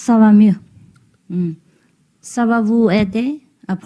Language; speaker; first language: French; non-native, learner; Vietnamese